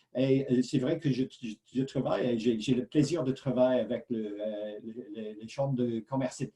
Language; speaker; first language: French; non-native, fluent; English